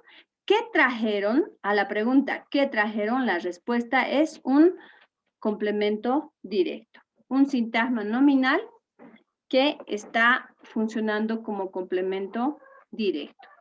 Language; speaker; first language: Spanish; native; Spanish